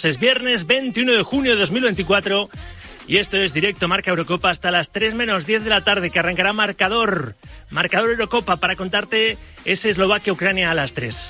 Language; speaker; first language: Spanish; native; Spanish